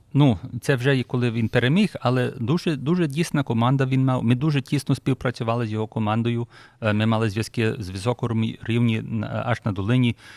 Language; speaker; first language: Ukrainian; early bilingual, heritage; Ukrainian